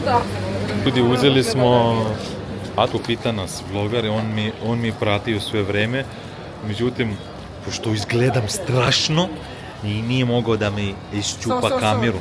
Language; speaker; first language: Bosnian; early bilingual, heritage; Bosnian